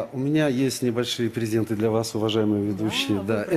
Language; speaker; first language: Russian; native; Russian